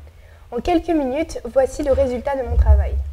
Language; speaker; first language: French; native; French